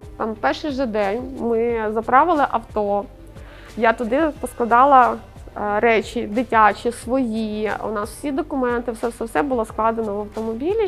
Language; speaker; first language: Ukrainian; native; Ukrainian